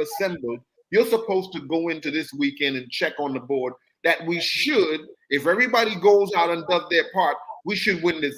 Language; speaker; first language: English; native; English